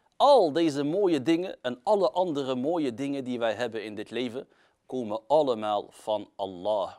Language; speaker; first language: Dutch; early bilingual, other home language; Arabic